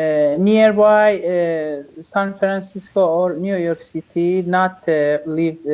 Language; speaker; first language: English; non-native, learner; Persian